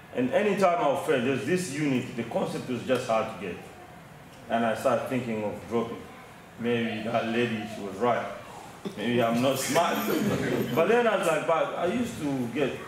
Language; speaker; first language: English; non-native, fluent; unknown